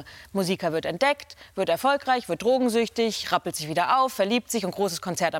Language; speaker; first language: German; native; German